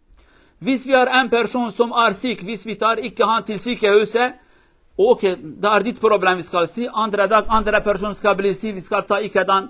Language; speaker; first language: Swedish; non-native, learner; Kurdish